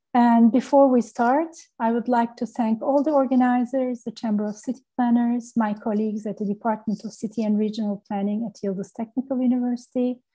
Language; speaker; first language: English; non-native, fluent; Turkish